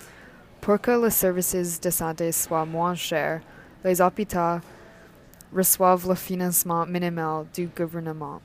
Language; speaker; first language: French; non-native, learner; English